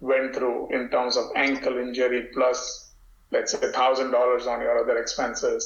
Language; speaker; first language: English; non-native, local second language; Gujarati